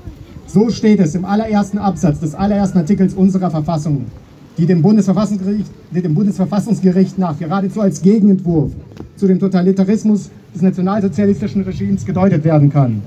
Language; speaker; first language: German; native; German